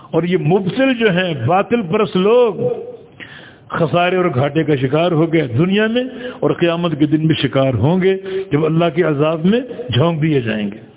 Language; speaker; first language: Urdu; native; Urdu